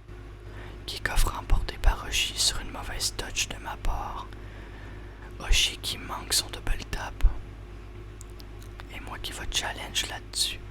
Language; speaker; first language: French; native; French